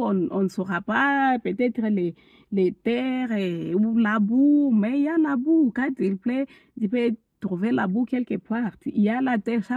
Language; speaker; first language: French; non-native, local second language; Swahili